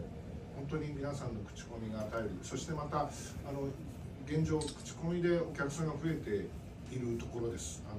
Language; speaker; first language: Japanese; native; Japanese